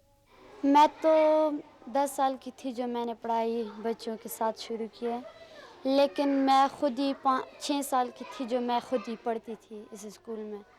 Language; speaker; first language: Hindi; non-native, learner; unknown